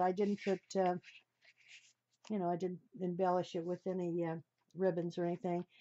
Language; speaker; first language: English; native; English